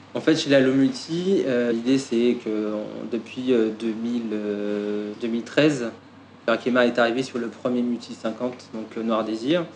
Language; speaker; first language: French; native; French